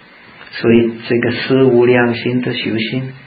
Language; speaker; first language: Chinese; non-native, fluent; Czech